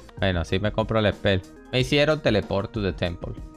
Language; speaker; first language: Spanish; native; Spanish